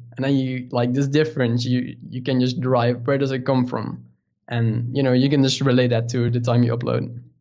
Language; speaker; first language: English; non-native, fluent; Dutch